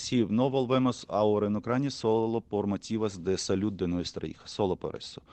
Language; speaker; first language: Spanish; non-native, learner; Ukrainian